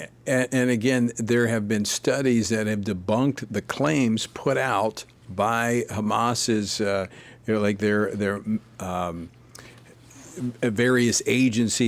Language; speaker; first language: English; native; English